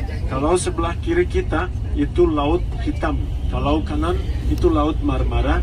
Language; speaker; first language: Indonesian; non-native, fluent; Turkish